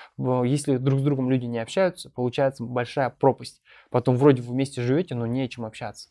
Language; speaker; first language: Russian; non-native, local second language; Bashkir